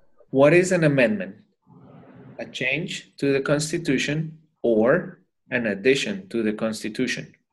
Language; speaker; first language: English; non-native, learner; Spanish